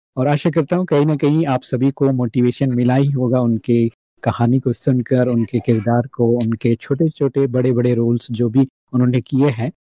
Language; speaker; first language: Hindi; native; Hindi